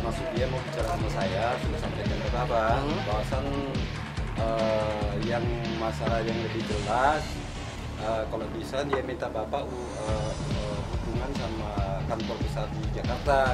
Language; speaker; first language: Indonesian; non-native, local second language; Chinese